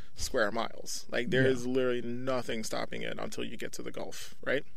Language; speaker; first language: English; early bilingual, other home language; French